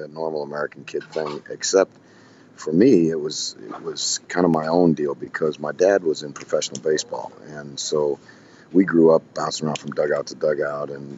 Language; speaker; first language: English; native; English